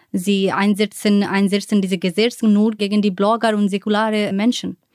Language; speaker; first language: German; non-native, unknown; Bangla